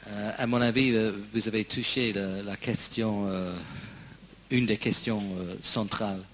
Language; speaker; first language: French; non-native, fluent; English